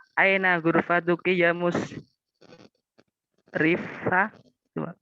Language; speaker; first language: Arabic; non-native, learner; Indonesian